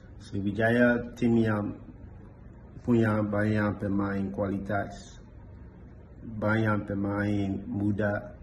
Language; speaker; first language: Indonesian; non-native, learner; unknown